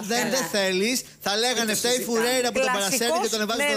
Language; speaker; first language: Greek; native; Greek